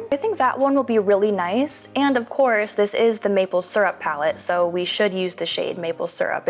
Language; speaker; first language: English; native; English